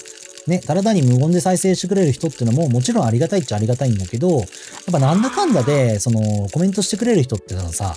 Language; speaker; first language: Japanese; native; Japanese